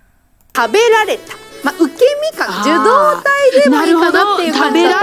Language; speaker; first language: Japanese; native; Japanese